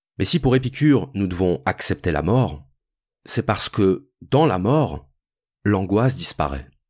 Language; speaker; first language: French; native; French